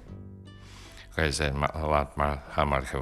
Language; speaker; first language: Dutch; non-native, fluent; Bosnian